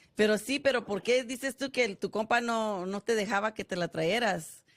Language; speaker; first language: Spanish; early bilingual, heritage; Spanish